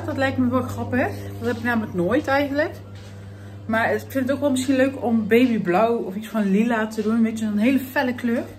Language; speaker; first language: Dutch; native; Dutch